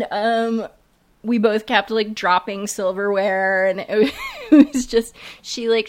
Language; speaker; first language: English; native; English